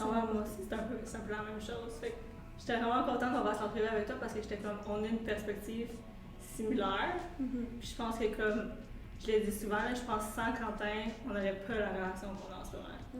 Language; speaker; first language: French; native; French